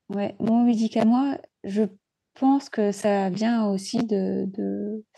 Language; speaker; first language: French; native; French